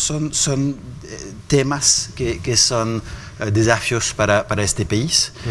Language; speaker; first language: Spanish; non-native, fluent; French